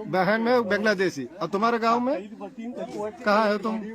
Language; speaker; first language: Hindi; non-native, local second language; Malayalam